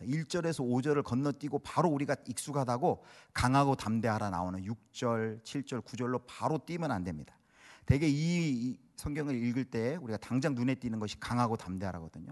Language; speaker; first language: Korean; native; Korean